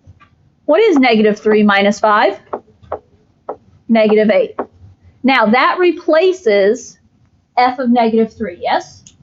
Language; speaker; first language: English; native; English